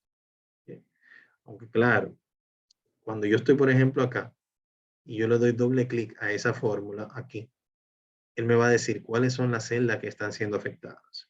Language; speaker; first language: Spanish; native; Spanish